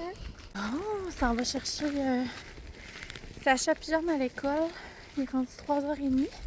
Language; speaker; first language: French; native; French